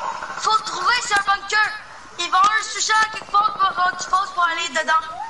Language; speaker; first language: French; native; French